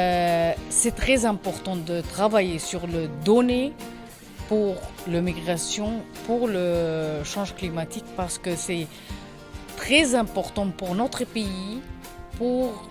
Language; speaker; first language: French; non-native, learner; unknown